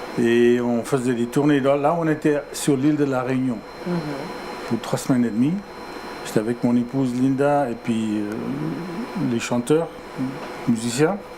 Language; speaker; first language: French; non-native, fluent; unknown